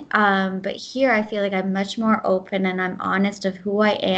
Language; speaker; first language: English; early bilingual, other home language; Gujarati